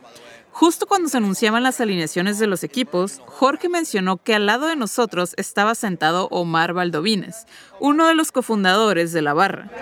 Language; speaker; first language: Spanish; native; Spanish